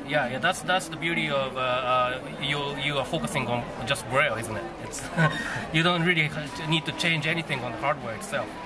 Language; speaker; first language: English; non-native, fluent; Japanese